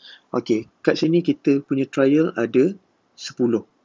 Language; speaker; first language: Malay; native; Malay